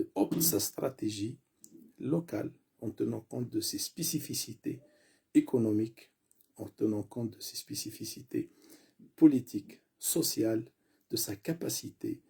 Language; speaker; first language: French; non-native, local second language; Arabic